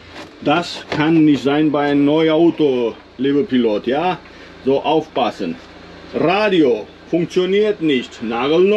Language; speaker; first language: German; non-native, fluent; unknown